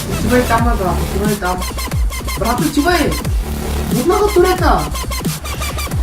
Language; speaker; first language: Bulgarian; native; Bulgarian